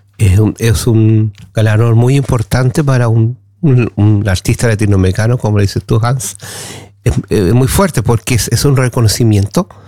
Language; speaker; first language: Spanish; native; Spanish